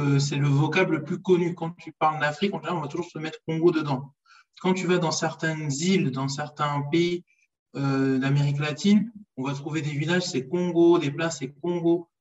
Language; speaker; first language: French; early bilingual, other home language; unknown